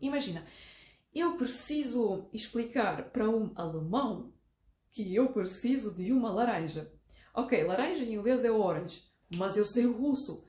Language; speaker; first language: Portuguese; non-native, fluent; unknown